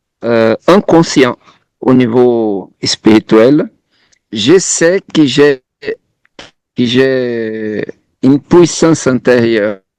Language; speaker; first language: French; non-native, fluent; Portuguese